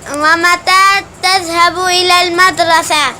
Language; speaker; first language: Arabic; non-native, learner; Urdu